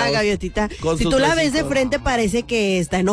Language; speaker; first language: Spanish; native; Spanish